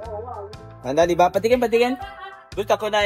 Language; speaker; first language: Filipino; non-native, learner; Spanish